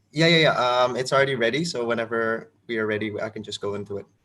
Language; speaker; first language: English; non-native, fluent; Indonesian